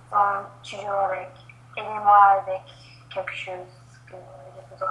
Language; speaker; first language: French; non-native, learner; English